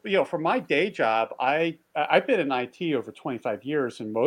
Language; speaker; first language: English; native; English